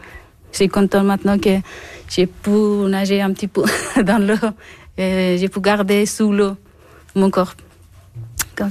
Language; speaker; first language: French; non-native, learner; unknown